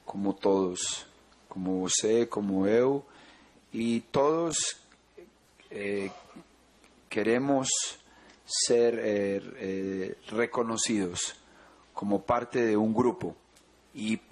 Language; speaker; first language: Portuguese; non-native, learner; Spanish